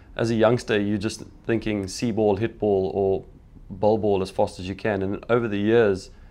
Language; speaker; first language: English; native; English